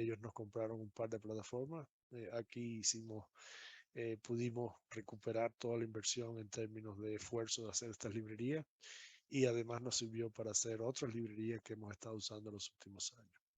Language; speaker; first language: Spanish; native; Spanish